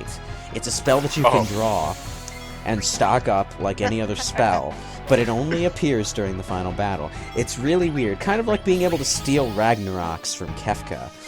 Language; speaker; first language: English; native; English